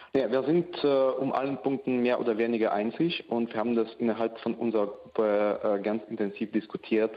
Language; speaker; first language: German; non-native, fluent; Russian